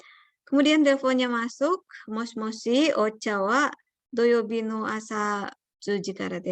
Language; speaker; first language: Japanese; non-native, fluent; Indonesian